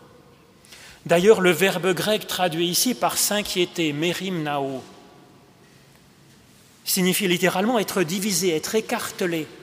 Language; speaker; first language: French; native; French